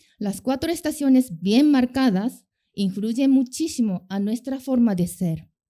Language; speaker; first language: Spanish; non-native, fluent; Japanese